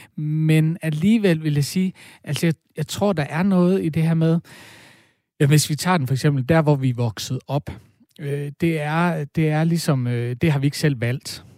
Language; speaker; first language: Danish; native; Danish